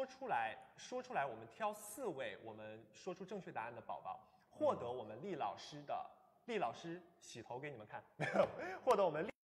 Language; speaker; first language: Chinese; native; Chinese